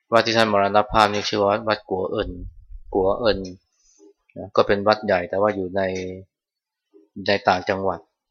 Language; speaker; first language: Thai; native; Thai